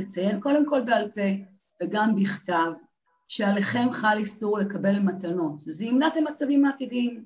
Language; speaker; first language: Hebrew; native; Hebrew